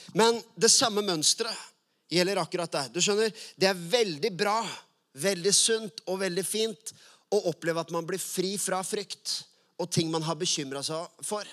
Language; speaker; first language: Norwegian; native; Norwegian